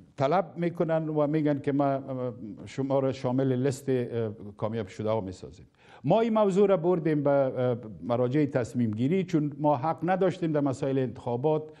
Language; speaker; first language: Persian; non-native, local second language; Pashto